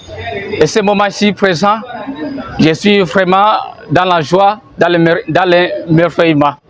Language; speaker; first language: French; non-native, fluent; Portuguese